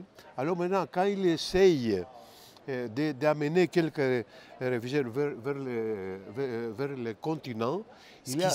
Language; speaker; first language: French; non-native, fluent; Greek